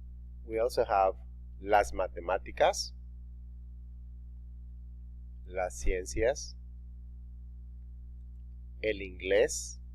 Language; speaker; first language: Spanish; non-native, fluent; English